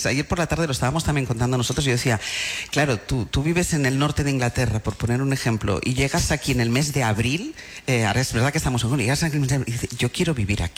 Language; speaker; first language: Spanish; native; Spanish